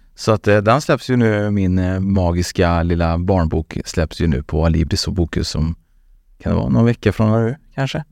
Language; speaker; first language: Swedish; native; Swedish